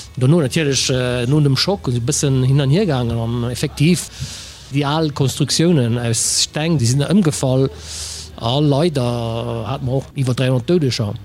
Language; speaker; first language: Luxembourgish; early bilingual, other home language; Italian